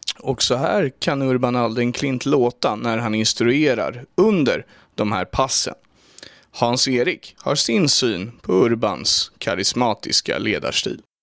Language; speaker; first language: Swedish; native; Swedish